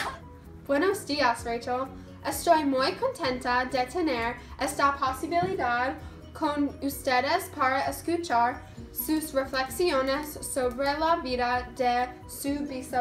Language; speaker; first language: Spanish; non-native, learner; English